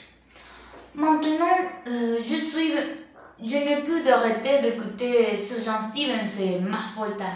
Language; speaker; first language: French; non-native, learner; Spanish